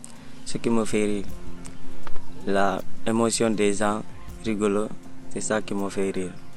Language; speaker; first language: French; non-native, learner; Mandingo